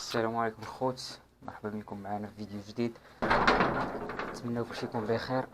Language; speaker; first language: Arabic; native; Arabic